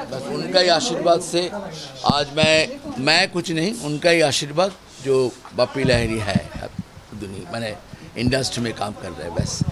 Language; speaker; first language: Hindi; non-native, local second language; Bangla